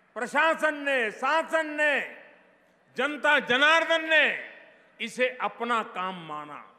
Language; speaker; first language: Hindi; non-native, local second language; Gujarati